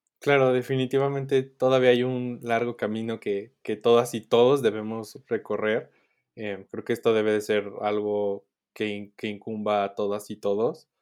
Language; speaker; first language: Spanish; native; Spanish